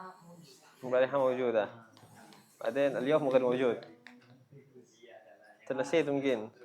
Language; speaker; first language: Arabic; non-native, fluent; Indonesian